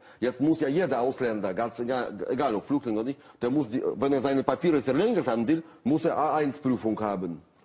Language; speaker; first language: German; non-native, fluent; Russian